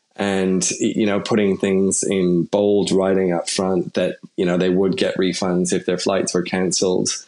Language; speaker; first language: English; native; English